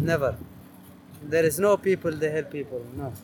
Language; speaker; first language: English; non-native, learner; Arabic